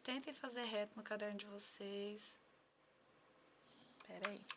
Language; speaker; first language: Portuguese; native; Portuguese